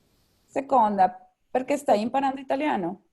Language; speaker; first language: Italian; non-native, fluent; Spanish